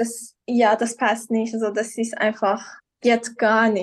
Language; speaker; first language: German; non-native, fluent; Persian